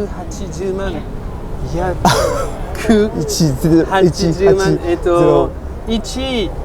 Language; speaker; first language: Japanese; non-native, learner; French